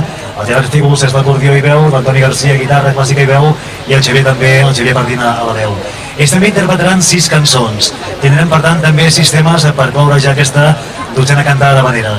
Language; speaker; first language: Catalan; native; Catalan